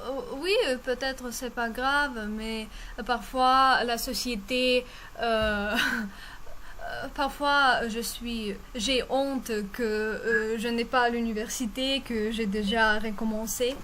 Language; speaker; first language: French; non-native, fluent; Russian